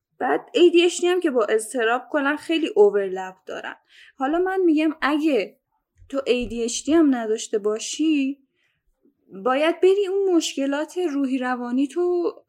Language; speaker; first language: Persian; native; Persian